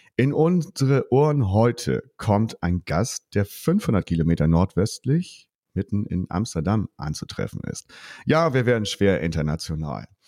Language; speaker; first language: German; native; German